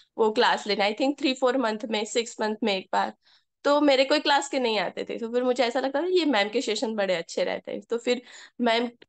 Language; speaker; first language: Hindi; native; Hindi